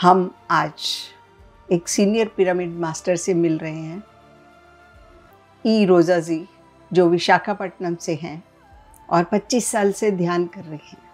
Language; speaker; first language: Hindi; native; Hindi